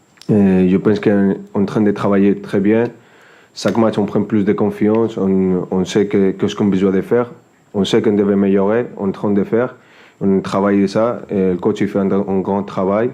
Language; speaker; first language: French; non-native, fluent; Spanish